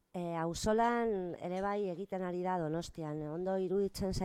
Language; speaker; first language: Basque; non-native, local second language; Spanish